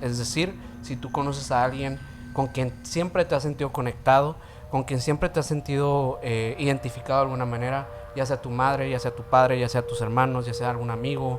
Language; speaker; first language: Spanish; native; Spanish